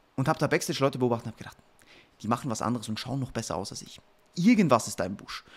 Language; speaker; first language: German; native; German